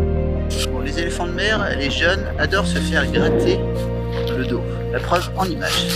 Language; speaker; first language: French; native; French